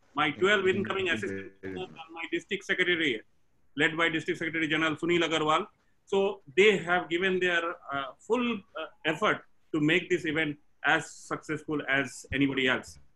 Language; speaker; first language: English; non-native, local second language; Bangla